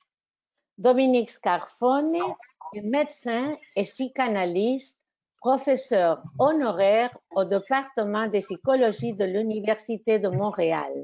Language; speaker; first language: French; non-native, fluent; Spanish